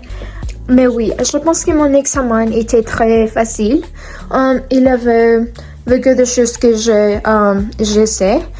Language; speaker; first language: French; non-native, learner; Spanish